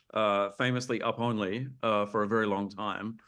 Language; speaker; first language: English; native; English